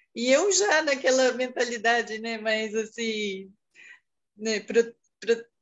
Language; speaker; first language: Portuguese; early bilingual, heritage; Portuguese